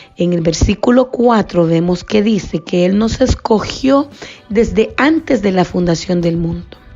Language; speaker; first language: Spanish; native; Spanish